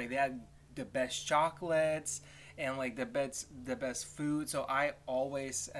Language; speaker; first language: English; non-native, fluent; Lithuanian